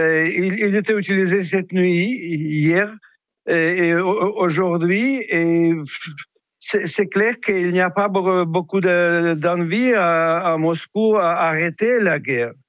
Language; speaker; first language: French; non-native, fluent; Russian